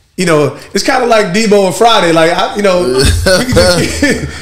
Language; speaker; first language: English; native; English